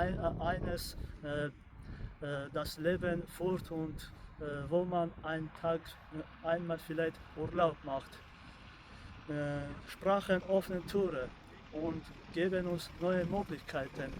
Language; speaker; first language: German; non-native, fluent; Armenian